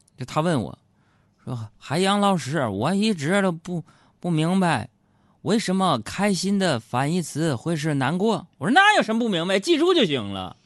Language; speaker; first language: Chinese; native; Chinese